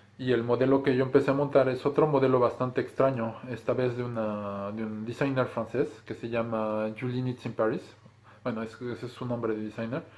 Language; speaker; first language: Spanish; native; Spanish